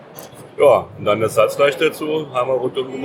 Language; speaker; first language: German; native; German